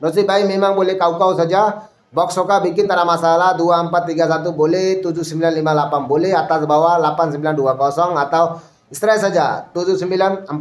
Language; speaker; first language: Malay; non-native, fluent; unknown